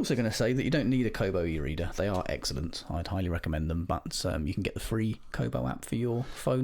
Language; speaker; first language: English; native; English